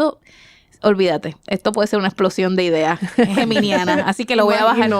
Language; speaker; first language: Spanish; native; Spanish